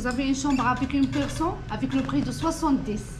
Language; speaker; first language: French; non-native, local second language; Arabic